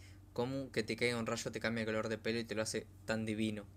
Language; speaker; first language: Spanish; native; Spanish